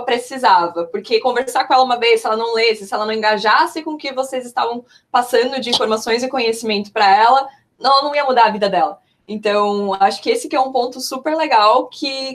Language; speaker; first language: Portuguese; native; Portuguese